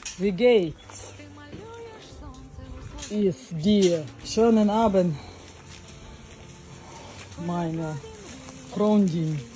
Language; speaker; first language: German; non-native, learner; Ukrainian